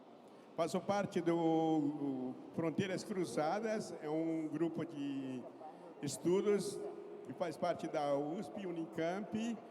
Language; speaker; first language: Portuguese; non-native, fluent; Aymara